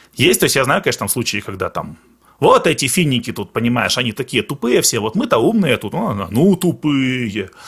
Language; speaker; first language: Russian; early bilingual, other home language; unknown